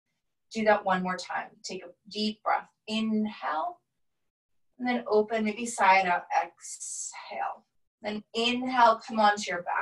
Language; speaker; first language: English; native; English